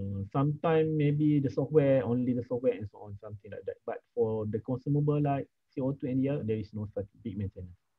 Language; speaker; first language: English; non-native, local second language; Malay